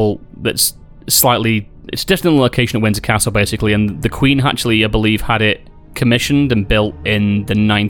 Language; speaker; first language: English; native; English